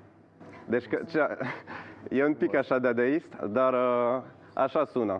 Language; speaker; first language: Romanian; non-native, learner; French